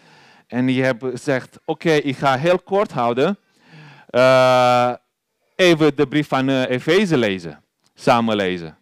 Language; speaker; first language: Dutch; non-native, learner; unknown